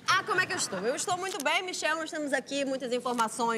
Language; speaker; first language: Portuguese; native; Portuguese